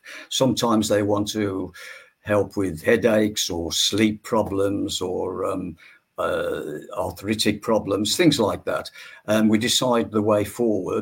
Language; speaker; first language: English; native; English